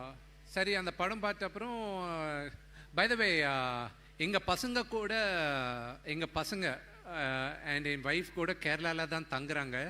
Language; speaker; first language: Tamil; non-native, local second language; Telugu